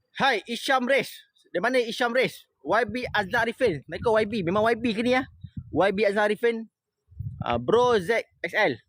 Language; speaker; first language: Malay; native; Malay